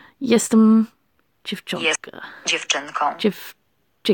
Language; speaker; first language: Polish; non-native, learner; English